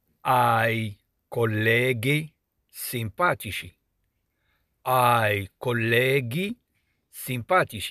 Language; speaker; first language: Italian; non-native, fluent; Arabic